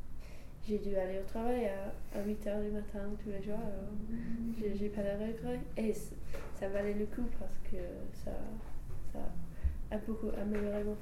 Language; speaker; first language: French; non-native, fluent; English